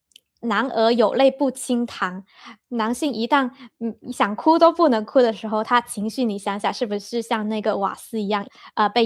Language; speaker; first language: Chinese; native; Chinese